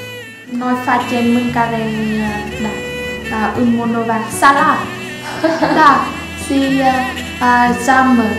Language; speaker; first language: Romanian; non-native, learner; Vietnamese